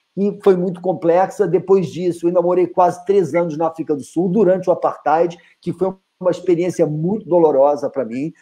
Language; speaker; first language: Portuguese; native; Portuguese